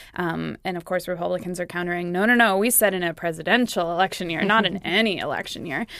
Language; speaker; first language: English; native; English